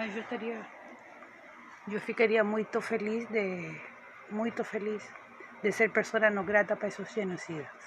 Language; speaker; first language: Portuguese; non-native, fluent; Spanish